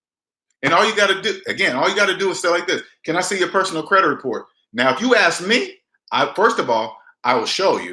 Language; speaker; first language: English; native; English